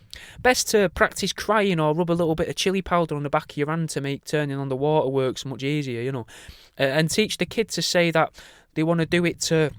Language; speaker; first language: English; native; English